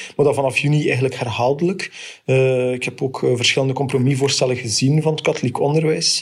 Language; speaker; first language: Dutch; native; Dutch